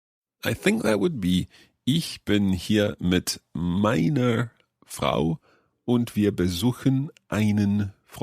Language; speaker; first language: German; non-native, learner; English